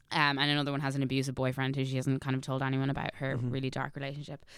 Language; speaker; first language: English; native; English